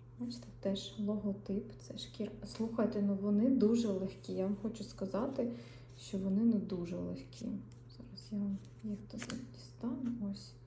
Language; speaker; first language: Ukrainian; non-native, local second language; Russian